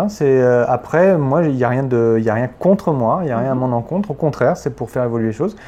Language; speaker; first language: French; native; French